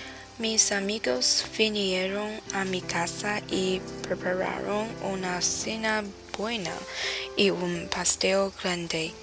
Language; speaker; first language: Spanish; non-native, learner; Chinese